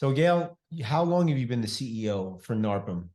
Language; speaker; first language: English; native; English